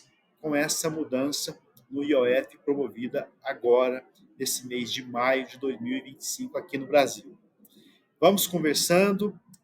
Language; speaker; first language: Portuguese; native; Portuguese